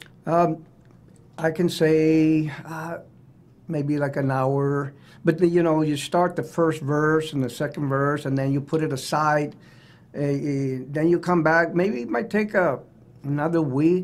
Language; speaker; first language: English; native; English